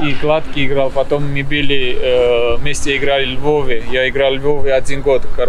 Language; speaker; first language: Russian; non-native, learner; Georgian